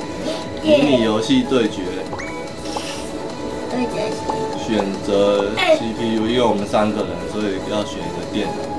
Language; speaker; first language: Chinese; native; Chinese